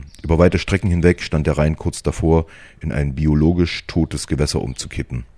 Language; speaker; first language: German; native; German